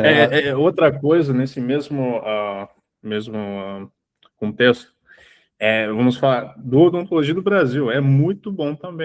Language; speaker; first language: Portuguese; early bilingual, heritage; English